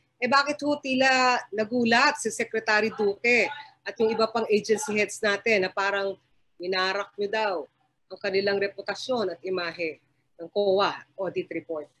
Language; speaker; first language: Filipino; native; Filipino